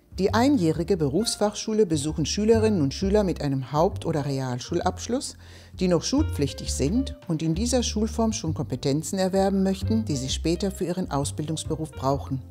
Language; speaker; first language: German; non-native, fluent; Greek